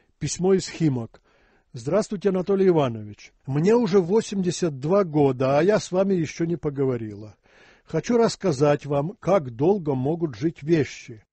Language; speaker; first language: Russian; non-native, local second language; Ukrainian